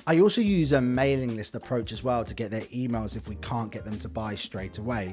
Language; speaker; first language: English; native; English